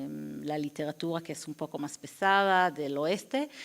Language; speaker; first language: Spanish; non-native, fluent; Hebrew